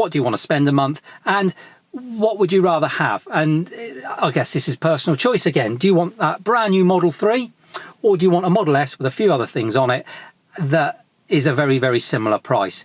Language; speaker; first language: English; native; English